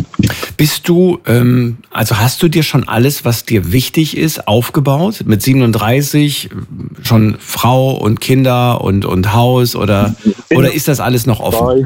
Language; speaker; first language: German; native; German